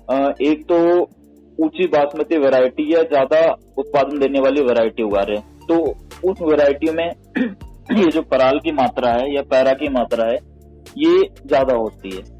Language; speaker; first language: Hindi; native; Hindi